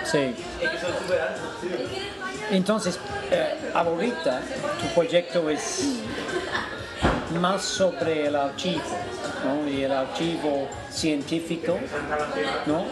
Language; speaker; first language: Spanish; non-native, fluent; English